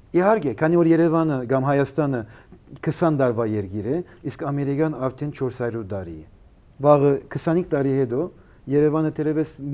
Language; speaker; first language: Armenian; early bilingual, heritage; Armenian